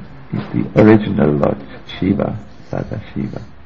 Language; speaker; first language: English; non-native, fluent; German